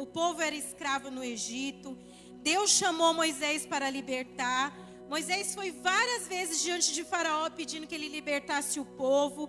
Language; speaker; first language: Portuguese; native; Portuguese